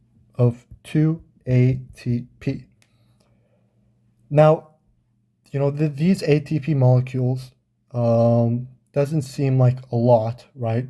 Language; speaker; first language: English; native; English